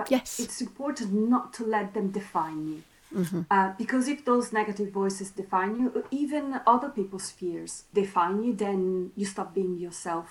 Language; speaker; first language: English; non-native, fluent; Italian